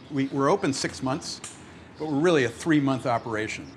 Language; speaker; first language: English; native; English